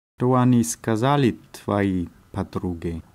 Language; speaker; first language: Russian; non-native, learner; German